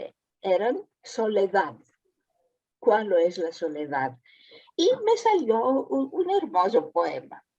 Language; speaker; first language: Spanish; early bilingual, heritage; Spanish